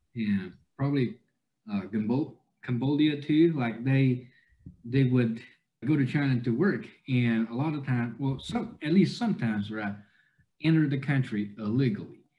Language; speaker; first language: English; non-native, fluent; Chinese